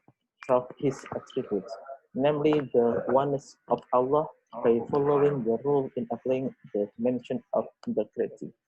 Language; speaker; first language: English; non-native, learner; Indonesian